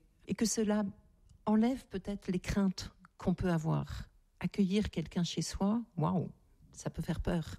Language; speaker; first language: French; native; French